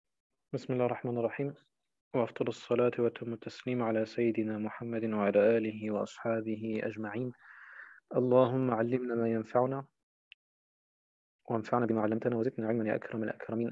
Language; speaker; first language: Arabic; non-native, fluent; German